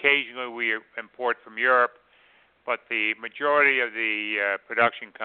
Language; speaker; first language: English; native; English